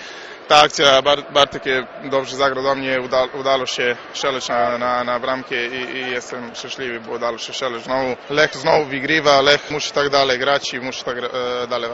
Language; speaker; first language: Polish; non-native, learner; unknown